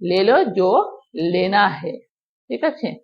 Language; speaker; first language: Hindi; non-native, fluent; Bangla